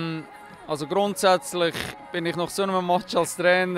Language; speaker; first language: German; native; German